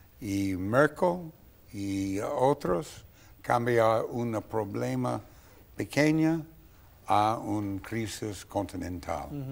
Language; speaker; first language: Spanish; non-native, fluent; English